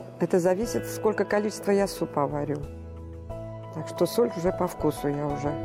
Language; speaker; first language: Russian; non-native, local second language; Armenian